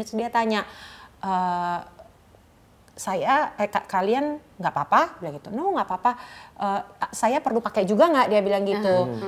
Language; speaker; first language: Indonesian; native; Indonesian